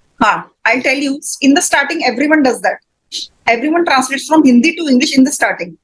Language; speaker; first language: English; non-native, fluent; Hindi